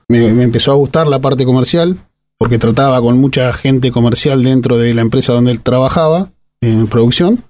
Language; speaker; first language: Spanish; native; Spanish